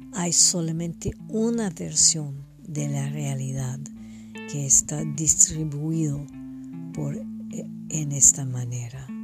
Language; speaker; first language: Spanish; non-native, fluent; French